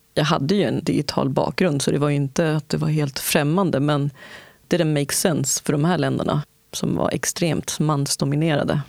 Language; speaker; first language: Swedish; early bilingual, other home language; Kurdish